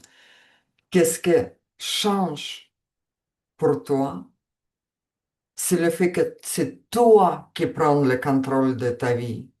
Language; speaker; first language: French; non-native, fluent; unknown